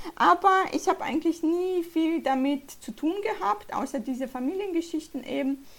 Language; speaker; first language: German; early bilingual, other home language; Polish